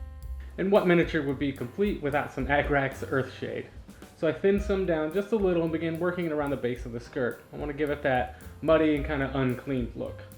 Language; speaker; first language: English; native; English